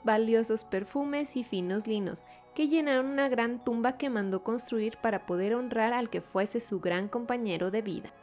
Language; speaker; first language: Spanish; native; Spanish